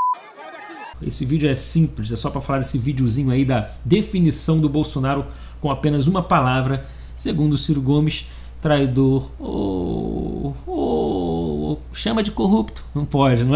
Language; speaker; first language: Portuguese; native; Portuguese